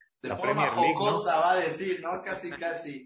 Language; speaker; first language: Spanish; native; Spanish